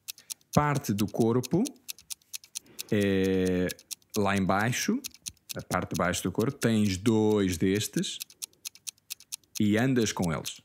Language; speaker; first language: Portuguese; non-native, fluent; English